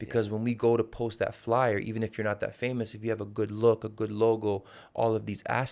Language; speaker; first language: English; native; English